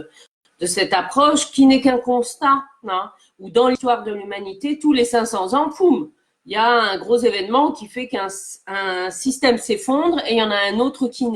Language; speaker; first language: French; native; French